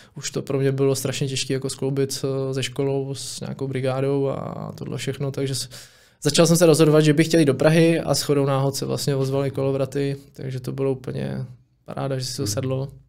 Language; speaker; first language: Czech; native; Czech